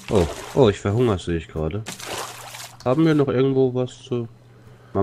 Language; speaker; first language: German; native; German